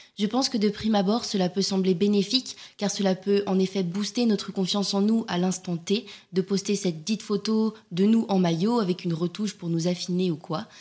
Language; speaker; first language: French; native; French